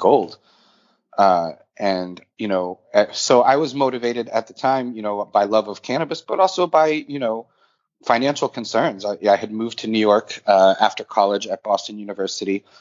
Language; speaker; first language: English; native; English